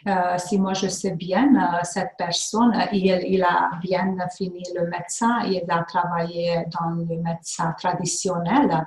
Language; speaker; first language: French; non-native, fluent; Hungarian